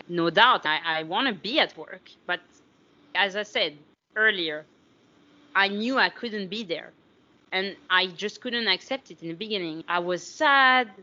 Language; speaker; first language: English; non-native, fluent; French